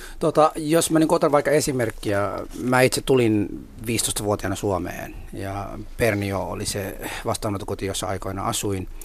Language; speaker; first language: Finnish; non-native, fluent; Somali